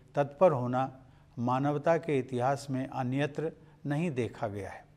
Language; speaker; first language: Hindi; native; Hindi